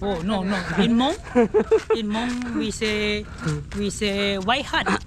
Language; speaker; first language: English; non-native, learner; Hmong